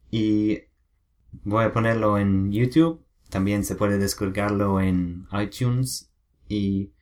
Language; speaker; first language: Spanish; non-native, learner; English